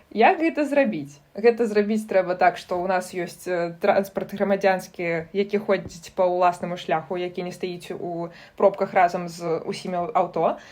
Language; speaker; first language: Belarusian; non-native, local second language; Russian